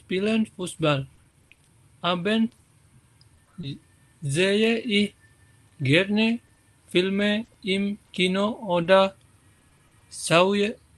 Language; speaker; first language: German; non-native, learner; Indonesian